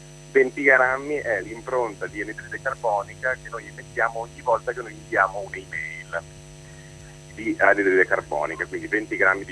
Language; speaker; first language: Italian; native; Italian